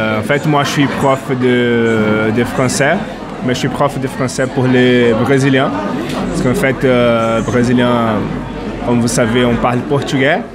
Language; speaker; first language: French; native; French